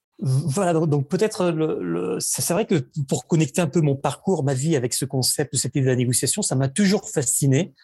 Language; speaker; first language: French; non-native, fluent; Catalan